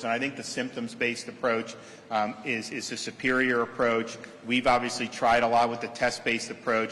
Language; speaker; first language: English; native; English